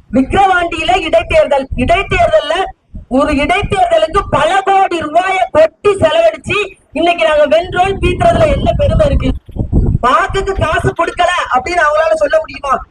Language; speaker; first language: Tamil; native; Tamil